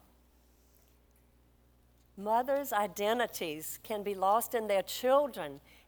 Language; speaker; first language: English; native; English